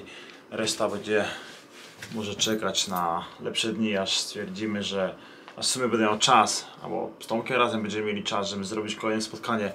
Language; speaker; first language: Polish; native; Polish